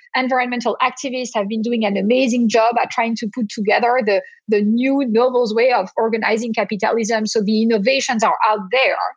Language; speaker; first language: English; non-native, fluent; French